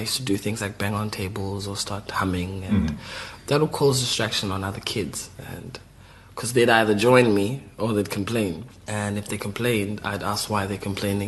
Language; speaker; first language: English; non-native, local second language; Southern Sotho